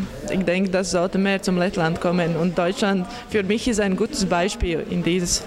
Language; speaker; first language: German; non-native, learner; Latvian